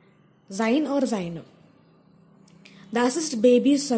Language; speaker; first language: German; non-native, fluent; Marathi